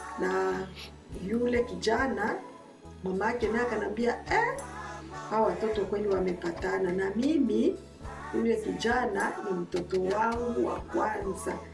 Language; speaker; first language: Swahili; native; Swahili